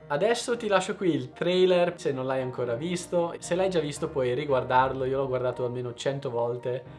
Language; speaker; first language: Italian; native; Italian